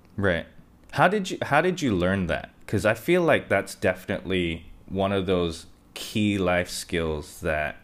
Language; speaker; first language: English; non-native, local second language; Japanese